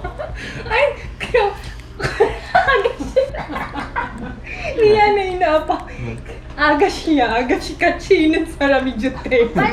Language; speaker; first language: Korean; non-native, local second language; Filipino